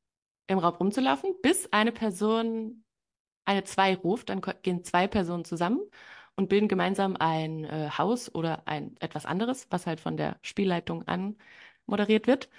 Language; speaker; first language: German; native; German